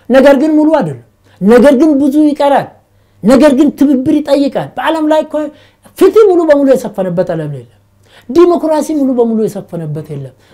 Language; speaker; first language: Amharic; non-native, local second language; Oromo